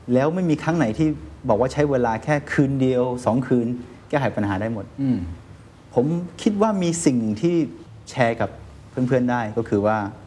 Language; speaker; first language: Thai; non-native, fluent; Chinese